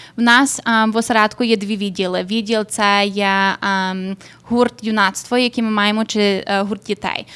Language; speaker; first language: Ukrainian; early bilingual, heritage; Ukrainian